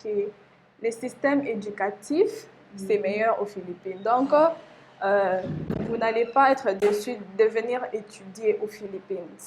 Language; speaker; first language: French; non-native, local second language; Lingala